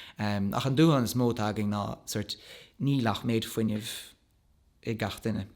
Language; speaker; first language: Irish; non-native, local second language; English